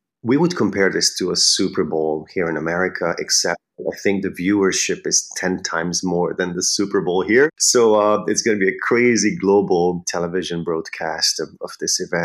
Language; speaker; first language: English; non-native, fluent; Hungarian